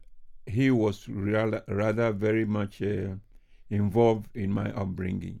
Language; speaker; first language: English; non-native, local second language; Ga